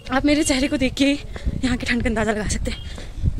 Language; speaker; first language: Hindi; native; Hindi